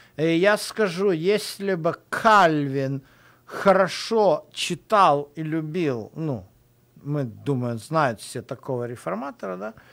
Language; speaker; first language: Russian; native; Russian